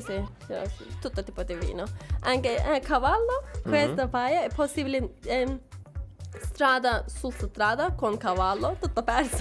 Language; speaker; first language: Italian; non-native, learner; Turkish